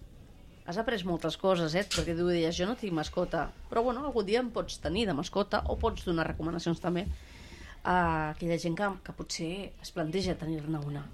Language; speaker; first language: Catalan; native; Catalan